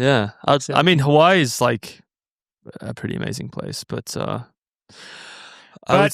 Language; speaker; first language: English; native; English